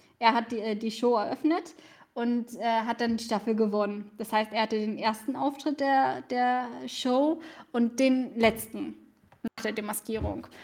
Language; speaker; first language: German; early bilingual, other home language; Russian